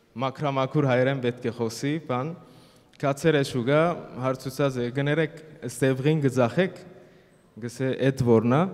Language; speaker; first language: Armenian; early bilingual, heritage; Armenian